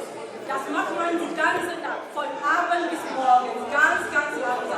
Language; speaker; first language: German; non-native, learner; French